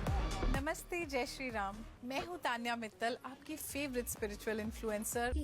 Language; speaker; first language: Hindi; native; Hindi